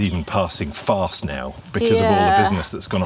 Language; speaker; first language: English; native; English